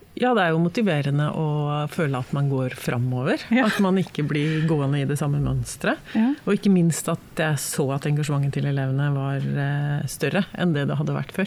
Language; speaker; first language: Norwegian; native; Norwegian